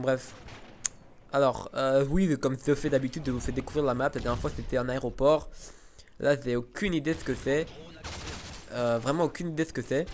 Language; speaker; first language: French; native; French